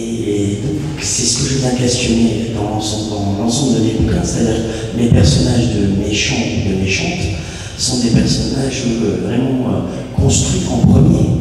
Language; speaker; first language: French; native; French